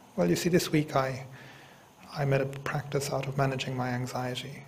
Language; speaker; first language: English; native; English